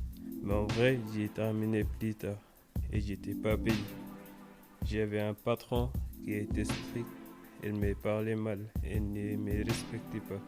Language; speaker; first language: French; non-native, learner; Arabic